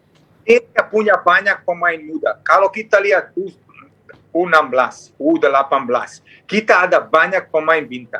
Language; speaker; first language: Indonesian; non-native, fluent; Serbian